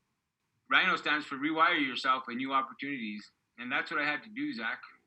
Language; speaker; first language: English; native; English